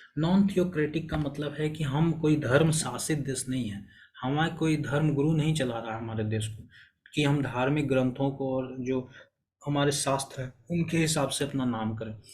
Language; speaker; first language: Hindi; native; Hindi